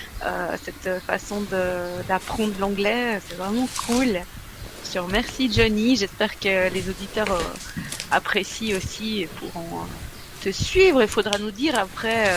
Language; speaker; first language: French; native; French